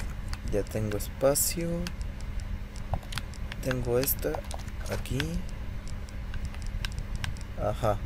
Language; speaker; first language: Spanish; native; Spanish